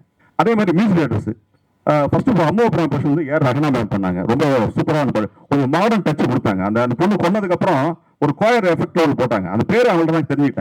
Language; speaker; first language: Tamil; native; Tamil